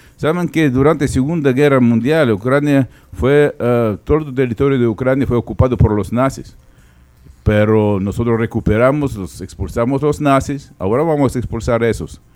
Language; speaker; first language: Spanish; non-native, fluent; Ukrainian